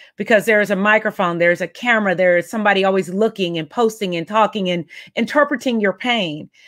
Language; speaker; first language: English; native; English